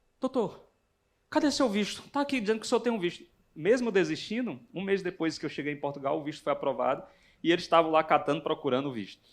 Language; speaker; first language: Portuguese; native; Portuguese